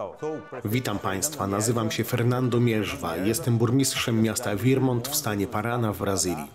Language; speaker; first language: Polish; native; Polish